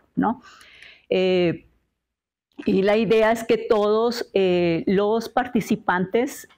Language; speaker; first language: Spanish; native; Spanish